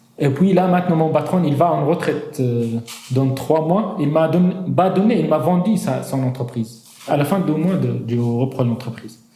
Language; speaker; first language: French; non-native, fluent; Arabic